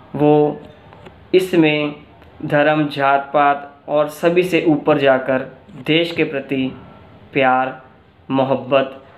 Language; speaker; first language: Hindi; non-native, local second language; Punjabi